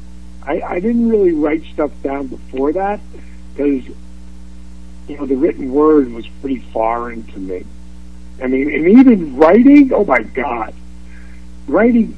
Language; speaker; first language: English; native; English